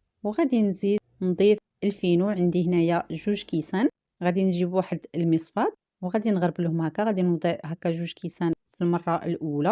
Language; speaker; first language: Arabic; native; Arabic